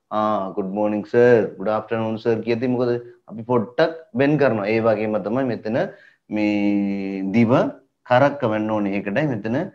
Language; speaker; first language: Sinhala; native; Sinhala